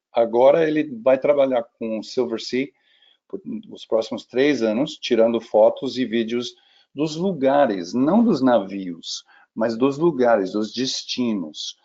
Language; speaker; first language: Portuguese; non-native, fluent; English